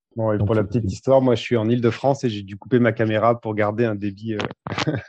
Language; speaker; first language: French; native; French